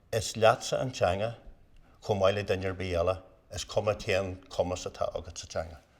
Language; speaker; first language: Irish; non-native, local second language; English